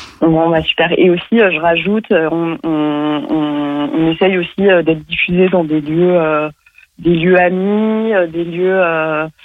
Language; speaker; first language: French; native; French